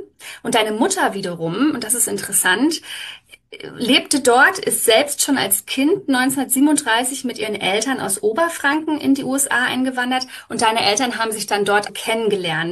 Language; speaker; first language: German; native; German